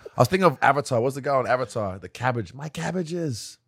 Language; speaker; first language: English; non-native, local second language; Yoruba